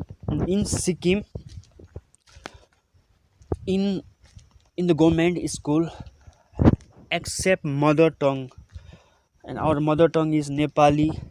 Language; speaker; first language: English; non-native, local second language; Nepali